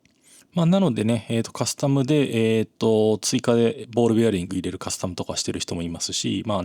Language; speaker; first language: Japanese; native; Japanese